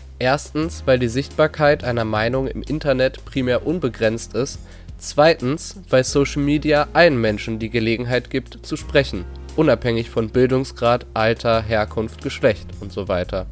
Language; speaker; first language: German; native; German